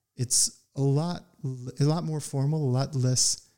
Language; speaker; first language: English; native; English